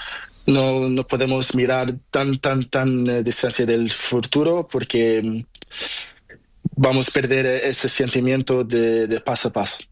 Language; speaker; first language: Spanish; non-native, learner; Portuguese